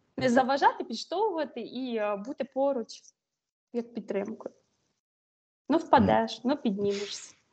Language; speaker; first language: Ukrainian; native; Ukrainian